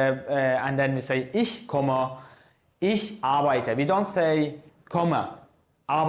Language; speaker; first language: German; non-native, fluent; Azerbaijani